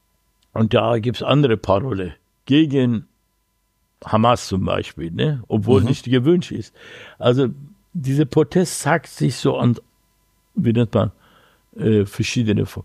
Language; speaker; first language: German; non-native, learner; Persian